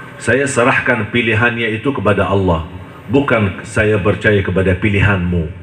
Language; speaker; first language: Indonesian; non-native, fluent; Arabic